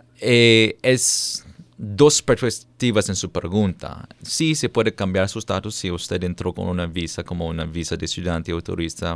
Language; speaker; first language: Spanish; non-native, fluent; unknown